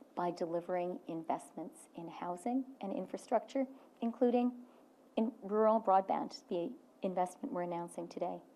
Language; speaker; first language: English; native; English